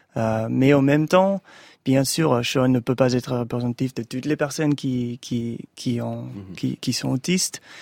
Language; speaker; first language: French; non-native, fluent; English